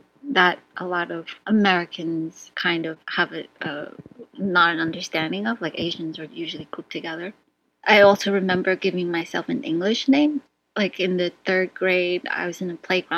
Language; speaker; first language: English; native; English